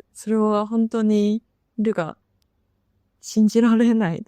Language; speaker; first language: Japanese; non-native, fluent; Chinese